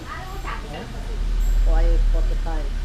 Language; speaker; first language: Filipino; native; Filipino